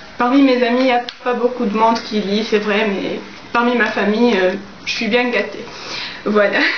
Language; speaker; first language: French; non-native, local second language; Arabic